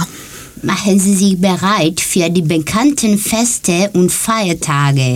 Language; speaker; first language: German; non-native, learner; Greek